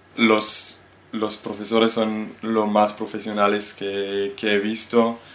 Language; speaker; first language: Spanish; non-native, fluent; Hebrew